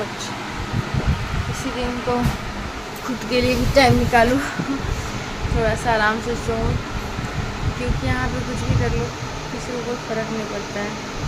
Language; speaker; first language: Hindi; native; Hindi